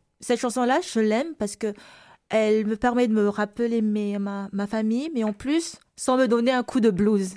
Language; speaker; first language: French; non-native, local second language; Malagasy